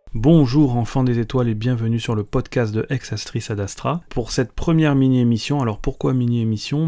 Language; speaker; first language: French; native; French